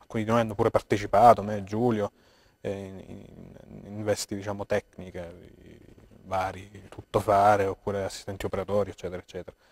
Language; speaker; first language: Italian; early bilingual, heritage; Italian